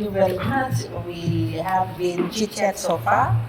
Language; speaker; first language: English; non-native, learner; Indonesian